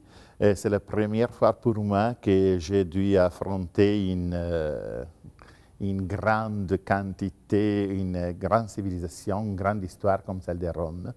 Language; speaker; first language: French; non-native, fluent; Italian